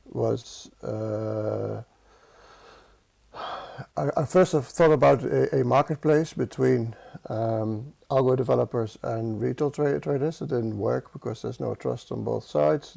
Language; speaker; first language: English; non-native, fluent; Dutch